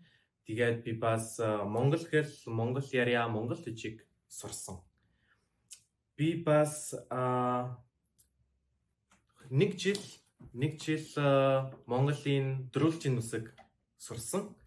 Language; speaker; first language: Mongolian; non-native, learner; Czech